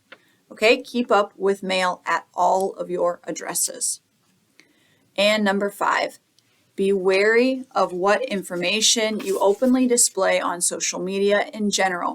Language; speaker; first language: English; native; English